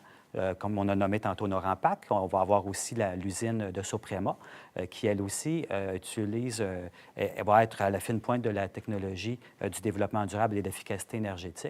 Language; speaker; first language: French; native; French